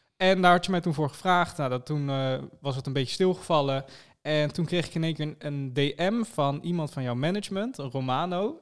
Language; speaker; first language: Dutch; native; Dutch